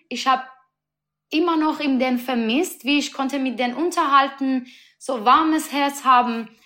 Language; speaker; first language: German; non-native, learner; Persian